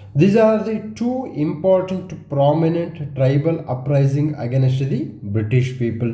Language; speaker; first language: English; non-native, local second language; Kannada